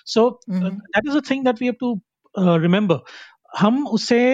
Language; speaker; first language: Hindi; non-native, local second language; Konkani